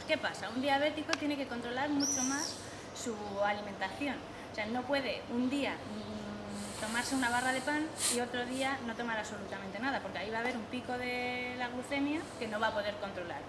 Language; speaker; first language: Spanish; native; Spanish